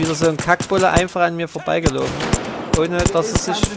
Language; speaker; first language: German; native; German